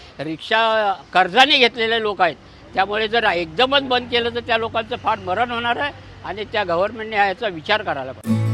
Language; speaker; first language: Marathi; native; Marathi